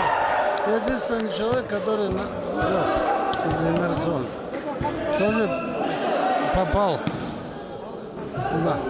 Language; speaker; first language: Russian; non-native, local second language; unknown